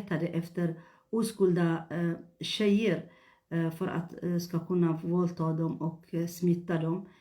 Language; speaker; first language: Swedish; non-native, fluent; Tigrinya